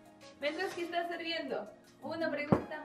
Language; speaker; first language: Spanish; non-native, learner; Russian